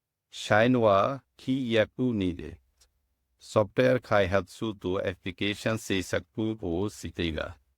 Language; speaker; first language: Japanese; non-native, learner; Bangla